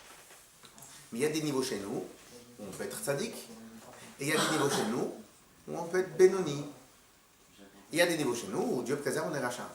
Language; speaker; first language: French; native; French